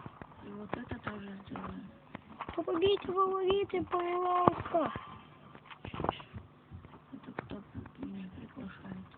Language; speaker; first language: Russian; non-native, learner; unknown